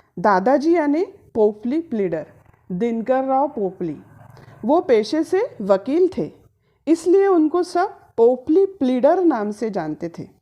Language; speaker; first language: Hindi; non-native, local second language; Marathi